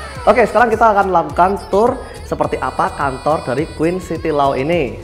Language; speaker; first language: Indonesian; native; Indonesian